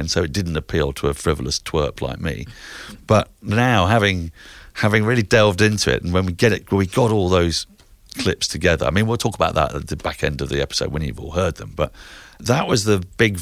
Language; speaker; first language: English; native; English